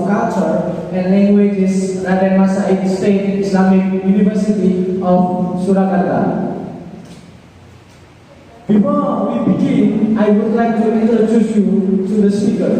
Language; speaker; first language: English; non-native, learner; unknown